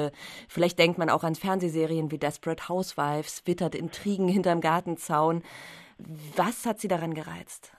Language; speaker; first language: German; native; German